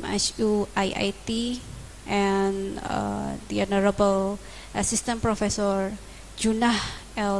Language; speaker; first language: English; non-native, learner; Indonesian